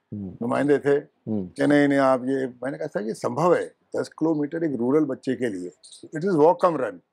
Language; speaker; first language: Hindi; native; Hindi